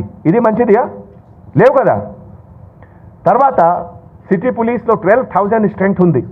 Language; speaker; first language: Telugu; non-native, local second language; Hindi